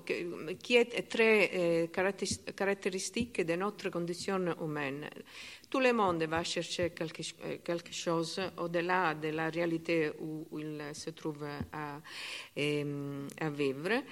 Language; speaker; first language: French; non-native, learner; Italian